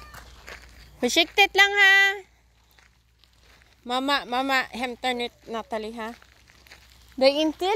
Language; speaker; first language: Swedish; non-native, learner; Cebuano